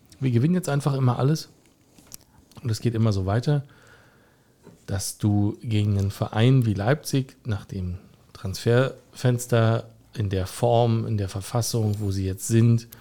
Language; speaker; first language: German; native; German